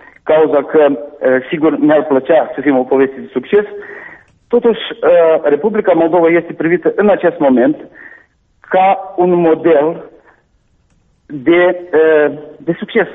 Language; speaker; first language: Romanian; native; Romanian